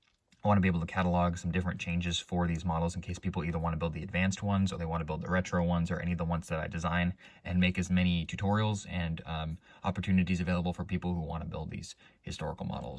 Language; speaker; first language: English; native; English